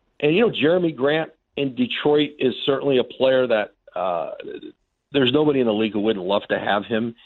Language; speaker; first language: English; native; English